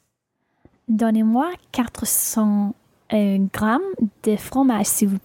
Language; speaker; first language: French; non-native, learner; English